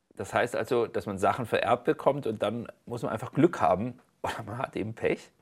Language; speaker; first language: German; native; German